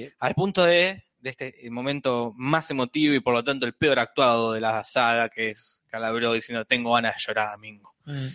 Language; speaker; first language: Spanish; native; Spanish